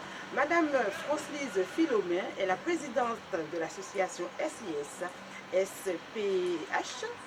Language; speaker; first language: French; native; French